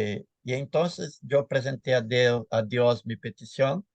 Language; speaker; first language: Spanish; non-native, fluent; Portuguese